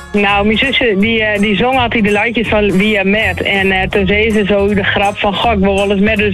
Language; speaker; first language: Dutch; native; Dutch